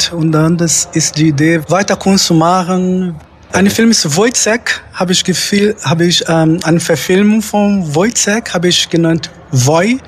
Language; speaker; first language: German; non-native, fluent; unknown